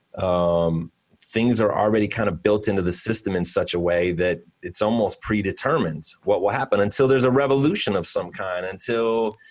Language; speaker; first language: English; native; English